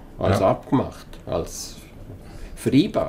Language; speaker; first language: German; native; German